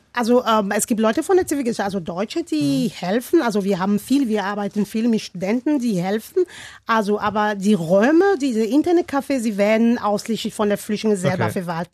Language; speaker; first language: German; non-native, learner; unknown